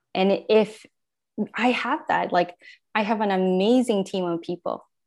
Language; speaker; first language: English; non-native, fluent; Japanese